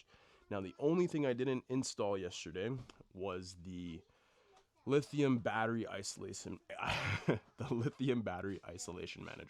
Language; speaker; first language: English; native; English